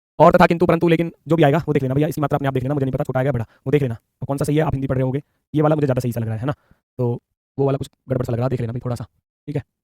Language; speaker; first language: Hindi; native; Hindi